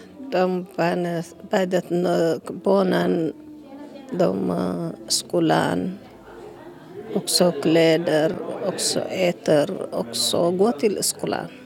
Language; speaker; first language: Swedish; non-native, learner; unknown